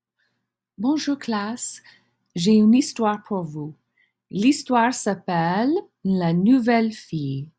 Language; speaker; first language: French; non-native, fluent; English